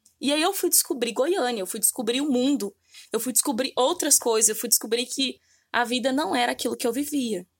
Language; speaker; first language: Portuguese; native; Portuguese